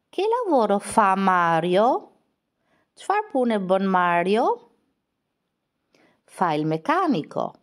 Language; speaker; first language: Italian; non-native, fluent; Albanian